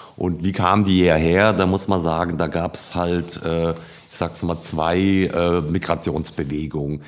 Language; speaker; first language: German; native; German